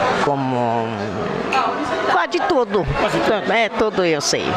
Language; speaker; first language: Portuguese; non-native, local second language; Japanese